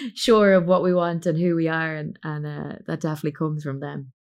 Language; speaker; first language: English; native; English